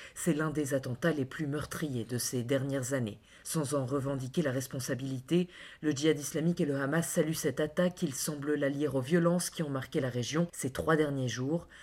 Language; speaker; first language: French; native; French